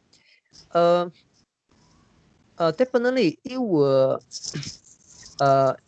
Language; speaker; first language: English; non-native, learner; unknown